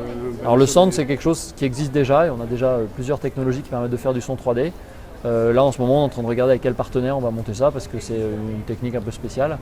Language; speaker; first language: French; native; French